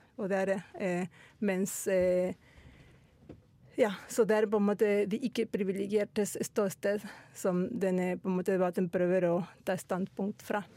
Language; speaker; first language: Norwegian; non-native, fluent; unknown